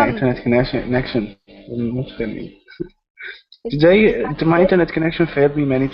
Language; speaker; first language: English; non-native, learner; Arabic